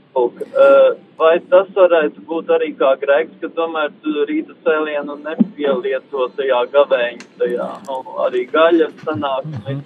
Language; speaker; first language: Latvian; native; Latvian